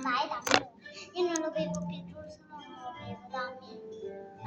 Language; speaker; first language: Italian; early bilingual, other home language; Bangla